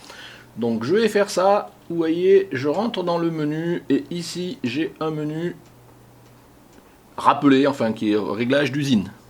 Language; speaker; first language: French; native; French